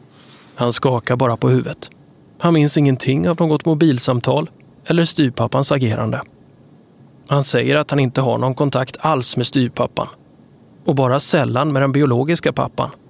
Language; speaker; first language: Swedish; native; Swedish